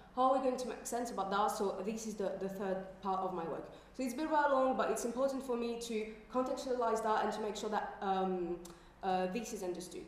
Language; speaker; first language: English; non-native, fluent; French